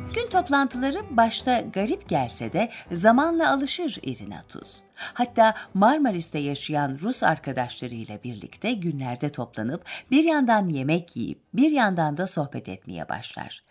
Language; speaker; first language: Turkish; native; Turkish